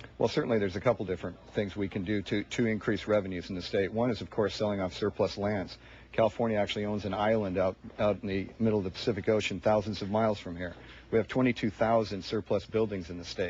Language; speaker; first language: English; native; English